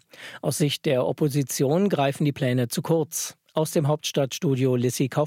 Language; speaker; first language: German; native; German